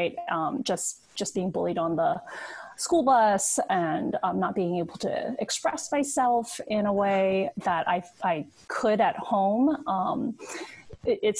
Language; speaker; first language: English; early bilingual, other home language; Cantonese